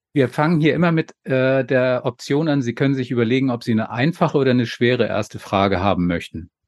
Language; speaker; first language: German; native; German